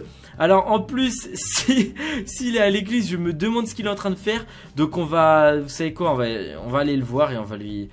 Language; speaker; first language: French; native; French